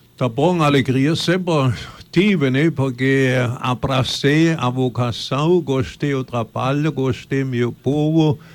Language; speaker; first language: Portuguese; non-native, fluent; German